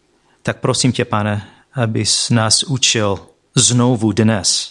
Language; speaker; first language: Czech; non-native, fluent; English